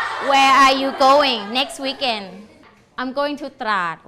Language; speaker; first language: English; non-native, fluent; Thai